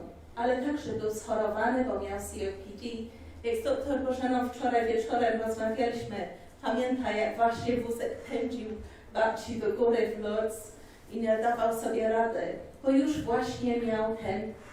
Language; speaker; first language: Polish; early bilingual, heritage; Polish